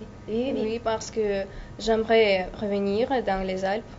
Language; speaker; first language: French; non-native, learner; Russian